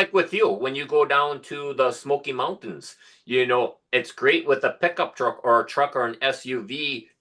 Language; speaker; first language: English; native; English